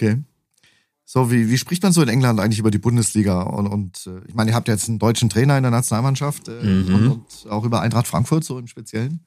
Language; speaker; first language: German; native; German